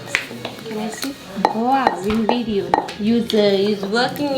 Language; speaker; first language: English; non-native, learner; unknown